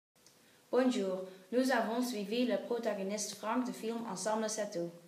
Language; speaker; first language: French; non-native, learner; Dutch